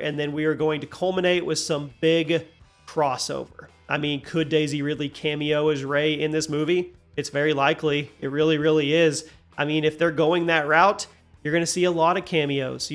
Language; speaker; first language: English; native; English